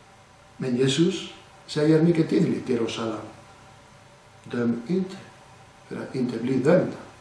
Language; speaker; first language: Swedish; non-native, fluent; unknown